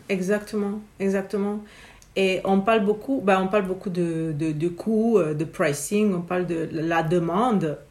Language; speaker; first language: French; non-native, fluent; Romanian